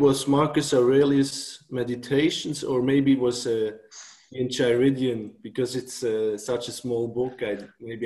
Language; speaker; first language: English; non-native, fluent; Swiss German